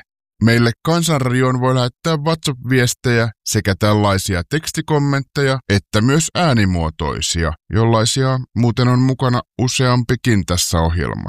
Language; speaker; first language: Finnish; native; Finnish